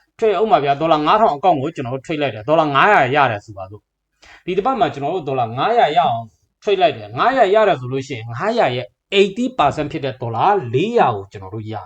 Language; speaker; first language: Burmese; non-native, local second language; Shan